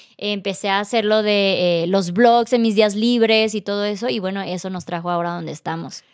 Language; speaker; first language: Spanish; native; Spanish